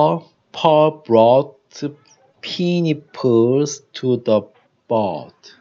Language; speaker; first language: English; non-native, learner; Korean